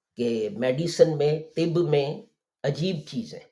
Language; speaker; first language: Urdu; native; Urdu